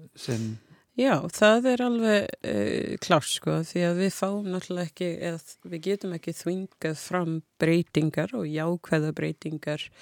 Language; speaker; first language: Icelandic; non-native, fluent; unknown